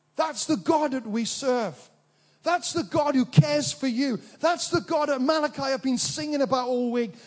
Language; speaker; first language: English; native; English